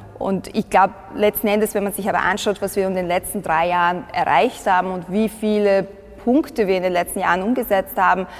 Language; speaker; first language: German; early bilingual, other home language; Bosnian